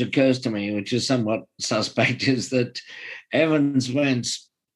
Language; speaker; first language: English; native; English